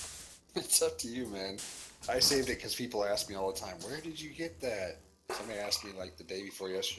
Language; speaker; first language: English; native; English